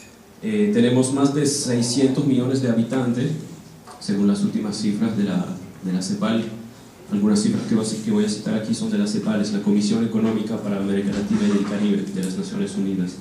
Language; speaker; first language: Spanish; non-native, fluent; French